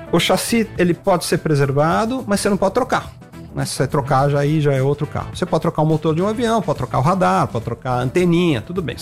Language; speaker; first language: Portuguese; native; Portuguese